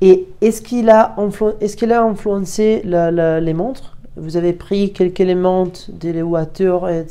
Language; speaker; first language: French; non-native, learner; Italian